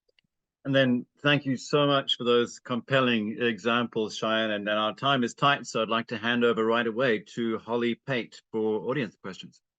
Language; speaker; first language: English; native; English